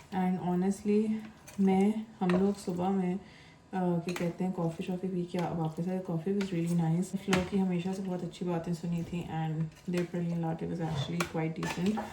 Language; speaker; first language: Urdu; native; Urdu